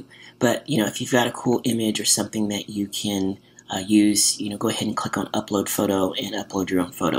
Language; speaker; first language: English; native; English